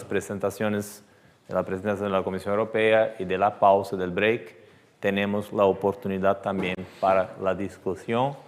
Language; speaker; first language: Spanish; non-native, fluent; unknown